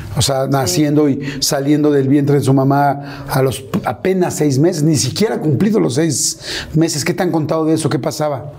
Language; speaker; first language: Spanish; native; Spanish